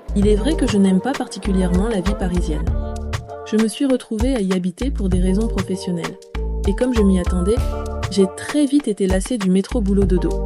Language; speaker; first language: French; native; French